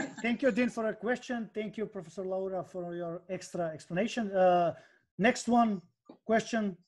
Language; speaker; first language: English; non-native, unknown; Macedonian